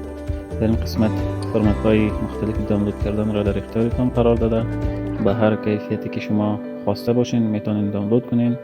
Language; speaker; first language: Persian; native; Persian